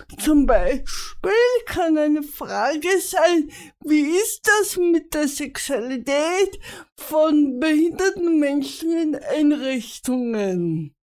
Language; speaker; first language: German; native; German